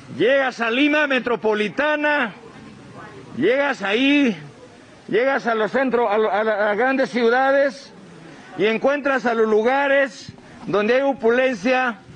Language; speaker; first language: Spanish; native; Spanish